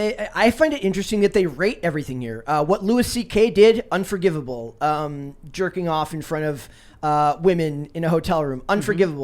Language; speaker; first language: English; native; English